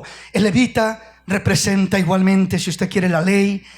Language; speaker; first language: Spanish; native; Spanish